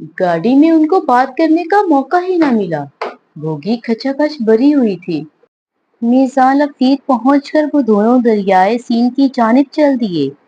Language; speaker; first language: Urdu; native; Urdu